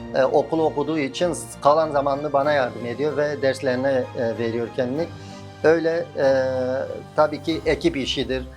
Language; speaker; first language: Turkish; native; Turkish